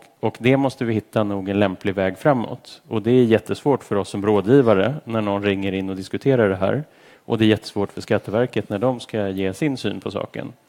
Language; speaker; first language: Swedish; native; Swedish